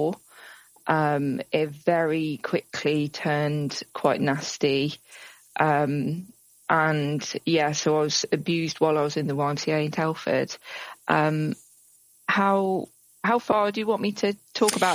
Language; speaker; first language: English; native; English